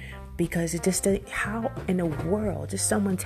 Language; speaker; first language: English; native; English